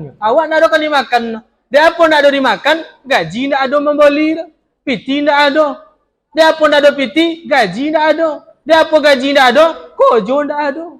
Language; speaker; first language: Malay; non-native, local second language; Minangkabau